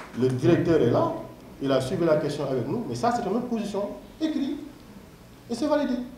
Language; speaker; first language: French; non-native, local second language; Wolof